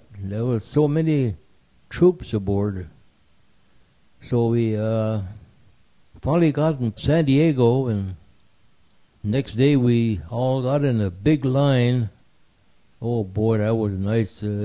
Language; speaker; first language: English; early bilingual, other home language; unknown